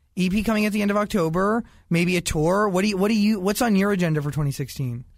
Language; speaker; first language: English; native; English